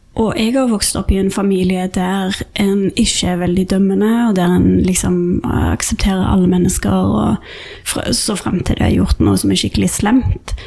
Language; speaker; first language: Norwegian; native; Norwegian